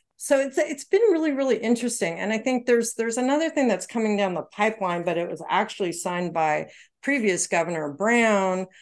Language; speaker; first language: English; native; English